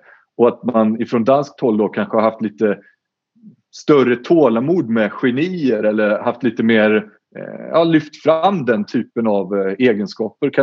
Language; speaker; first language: Swedish; native; Swedish